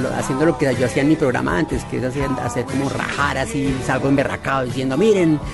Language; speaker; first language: Spanish; native; Spanish